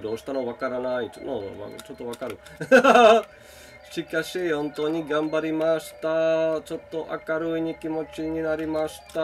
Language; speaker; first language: Japanese; non-native, learner; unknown